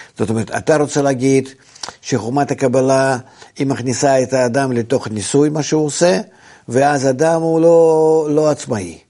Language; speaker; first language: Hebrew; non-native, fluent; Russian